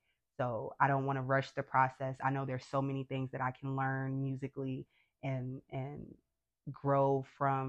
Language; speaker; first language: English; native; English